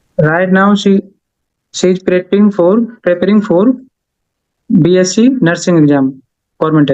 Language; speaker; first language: English; non-native, learner; Haryanvi